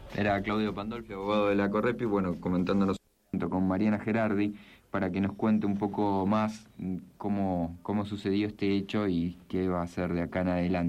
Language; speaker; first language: Spanish; native; Spanish